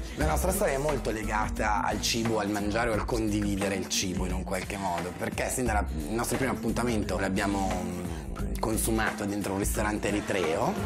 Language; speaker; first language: Italian; native; Italian